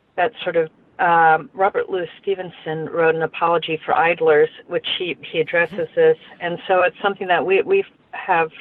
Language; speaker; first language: English; native; English